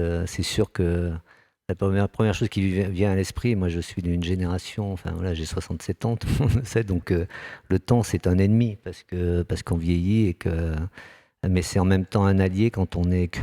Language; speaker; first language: French; native; French